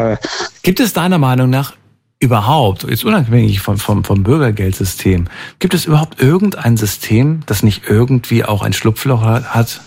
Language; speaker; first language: German; native; German